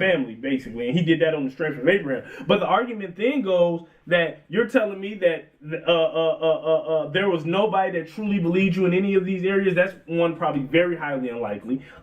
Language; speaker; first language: English; native; English